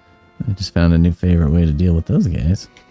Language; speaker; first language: English; native; English